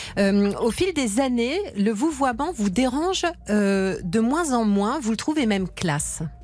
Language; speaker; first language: French; native; French